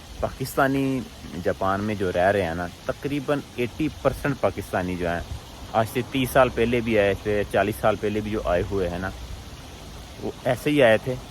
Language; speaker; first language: Urdu; non-native, local second language; Punjabi